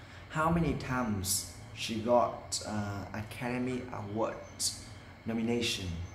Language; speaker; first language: English; non-native, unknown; Vietnamese